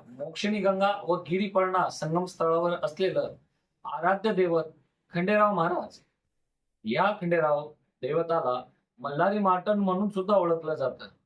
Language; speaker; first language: Marathi; native; Marathi